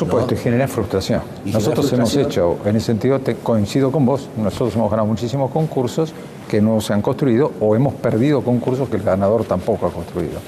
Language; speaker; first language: Spanish; native; Spanish